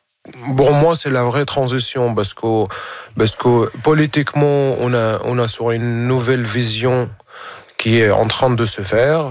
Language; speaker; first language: French; non-native, fluent; Arabic